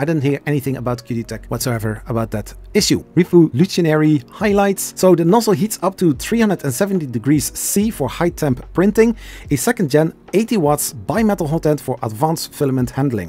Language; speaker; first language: English; non-native, fluent; Dutch